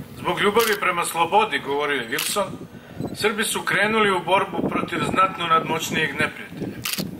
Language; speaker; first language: Serbian; native; Serbian